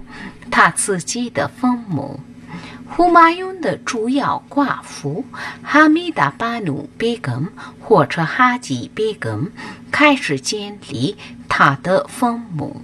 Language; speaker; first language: Chinese; non-native, fluent; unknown